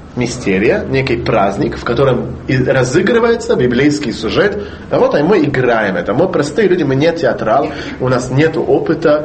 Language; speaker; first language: Russian; non-native, fluent; Hebrew